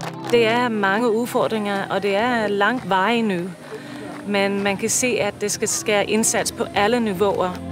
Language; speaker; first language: Danish; non-native, fluent; English